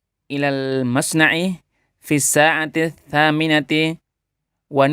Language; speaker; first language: Arabic; non-native, learner; Indonesian